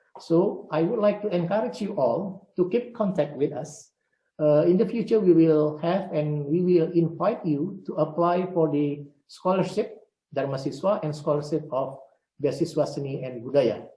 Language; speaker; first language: English; non-native, fluent; Indonesian